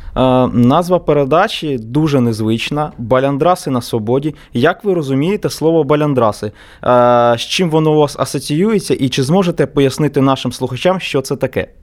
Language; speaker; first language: Ukrainian; native; Ukrainian